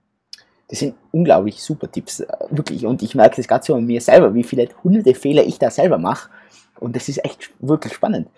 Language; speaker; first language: German; native; German